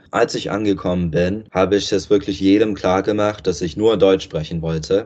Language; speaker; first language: German; non-native, fluent; English